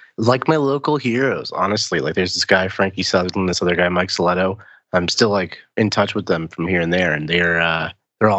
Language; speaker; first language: English; native; English